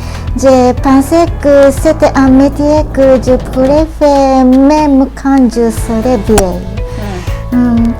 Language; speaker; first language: French; non-native, learner; Japanese